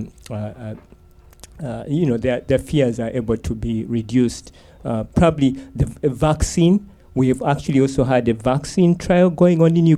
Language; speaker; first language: English; non-native, local second language; Ganda